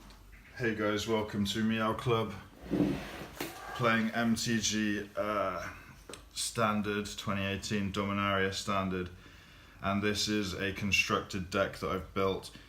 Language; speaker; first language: English; native; English